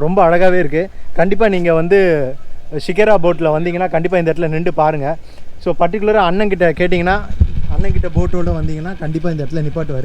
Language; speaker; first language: Tamil; native; Tamil